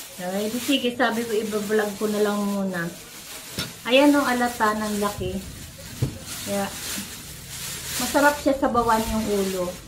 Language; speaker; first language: Filipino; non-native, local second language; Bikol